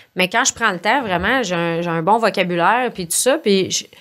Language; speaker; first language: French; native; French